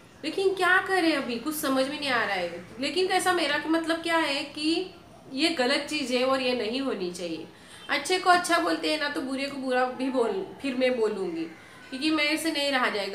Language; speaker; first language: Hindi; native; Hindi